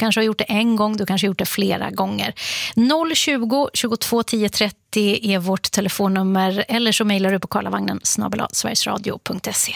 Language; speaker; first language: Swedish; native; Swedish